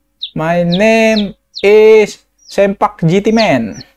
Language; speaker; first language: English; non-native, learner; Indonesian